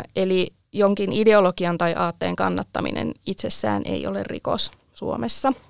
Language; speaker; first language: Finnish; native; Finnish